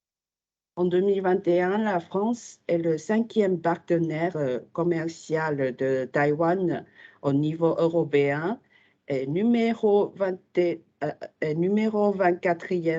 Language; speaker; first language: French; non-native, fluent; Chinese